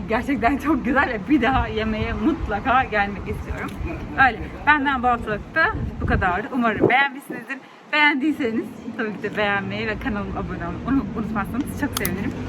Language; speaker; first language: Turkish; native; Turkish